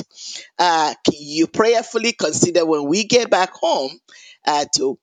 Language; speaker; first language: English; non-native, local second language; Yoruba